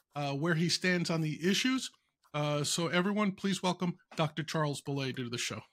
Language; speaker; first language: English; native; English